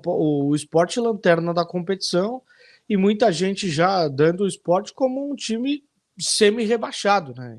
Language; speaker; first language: Portuguese; native; Portuguese